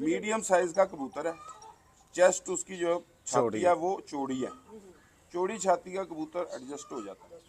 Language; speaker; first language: Urdu; non-native, local second language; Punjabi